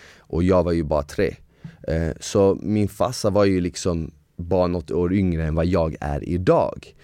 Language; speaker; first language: Swedish; early bilingual, other home language; Bosnian